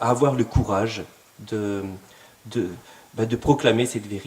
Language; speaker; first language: French; native; French